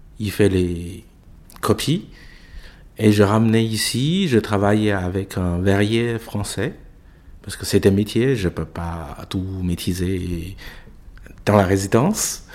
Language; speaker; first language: French; non-native, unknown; Chinese